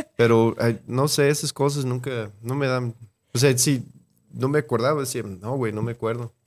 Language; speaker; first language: Spanish; non-native, fluent; English